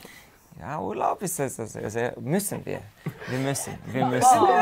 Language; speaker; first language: German; non-native, fluent; Hungarian